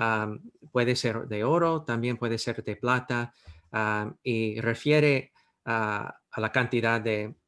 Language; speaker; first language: Spanish; non-native, fluent; English